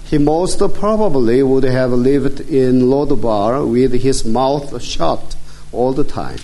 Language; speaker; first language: English; non-native, fluent; Korean